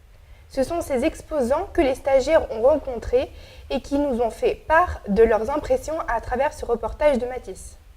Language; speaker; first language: French; native; French